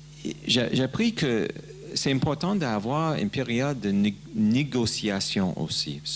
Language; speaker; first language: French; non-native, learner; English